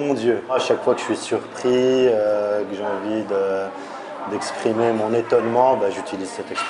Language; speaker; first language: French; early bilingual, other home language; Arabic